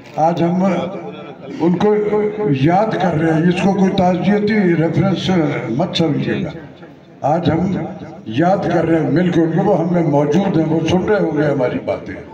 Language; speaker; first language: Urdu; non-native, local second language; Punjabi